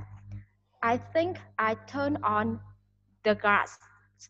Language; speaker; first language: English; non-native, learner; Vietnamese